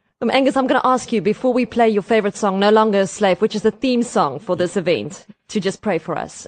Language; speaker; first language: English; non-native, local second language; Afrikaans